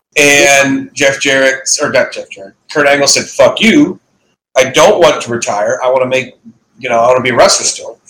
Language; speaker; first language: English; native; English